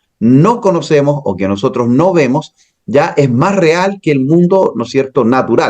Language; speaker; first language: Spanish; native; Spanish